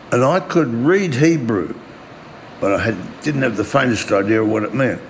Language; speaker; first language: English; early bilingual, other home language; German